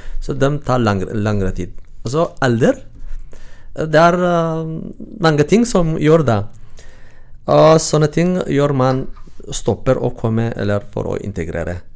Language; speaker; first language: Norwegian; non-native, learner; Tigrinya